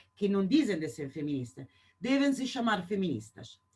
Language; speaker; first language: Portuguese; non-native, fluent; Italian